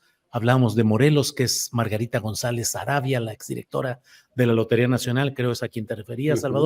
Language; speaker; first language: Spanish; native; Spanish